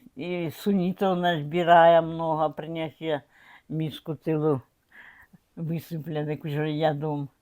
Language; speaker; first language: Belarusian; native; Belarusian